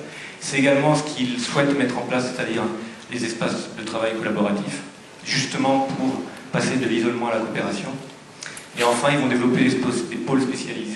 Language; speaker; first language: French; native; French